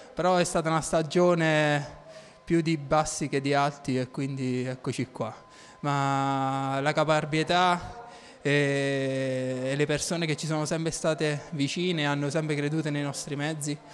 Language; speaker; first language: Italian; native; Italian